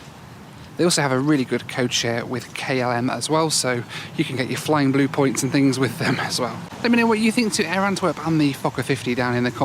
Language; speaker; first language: English; native; English